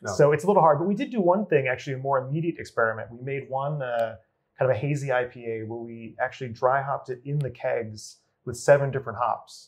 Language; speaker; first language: English; native; English